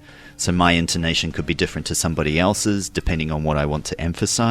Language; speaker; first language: English; native; English